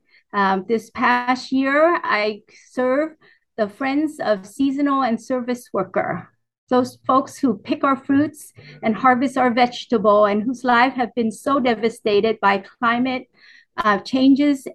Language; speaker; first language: English; early bilingual, other home language; Vietnamese